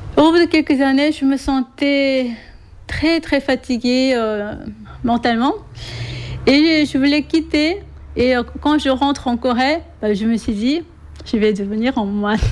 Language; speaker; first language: French; non-native, fluent; Korean